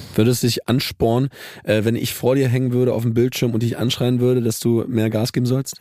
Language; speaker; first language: German; native; German